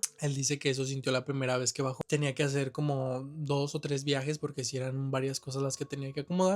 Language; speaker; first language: Spanish; native; Spanish